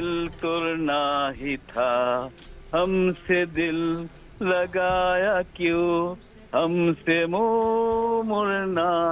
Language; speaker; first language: Hindi; non-native, local second language; Bangla